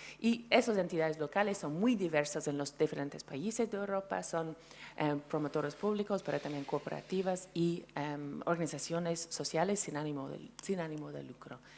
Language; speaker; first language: Spanish; non-native, fluent; English